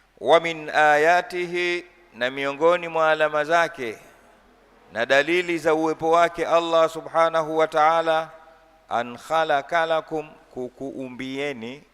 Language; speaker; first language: Swahili; native; Swahili